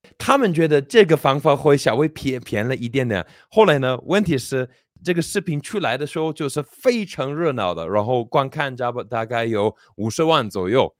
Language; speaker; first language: Chinese; non-native, fluent; English